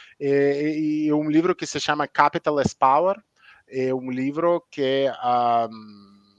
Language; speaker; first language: Portuguese; non-native, fluent; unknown